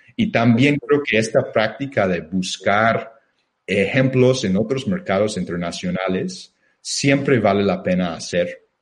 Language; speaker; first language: Spanish; non-native, fluent; English